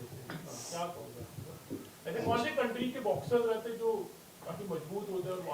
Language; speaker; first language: Hindi; native; Hindi